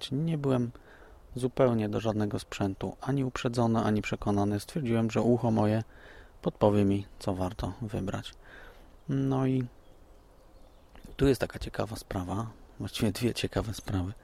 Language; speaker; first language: Polish; native; Polish